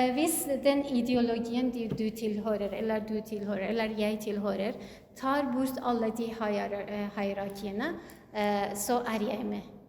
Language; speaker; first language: Norwegian; non-native, learner; Kurdish